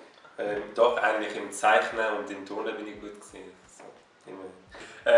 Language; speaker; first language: German; native; German